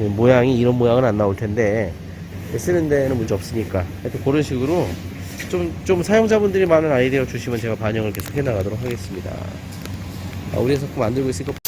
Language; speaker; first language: Korean; native; Korean